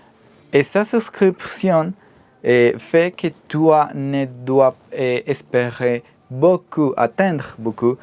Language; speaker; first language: French; non-native, learner; Spanish